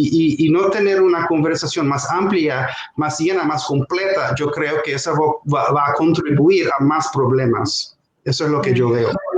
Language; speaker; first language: Spanish; non-native, fluent; English